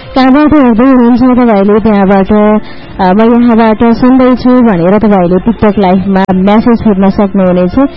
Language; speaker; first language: Nepali; native; Nepali